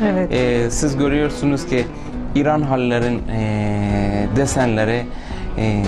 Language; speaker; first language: Turkish; non-native, local second language; Persian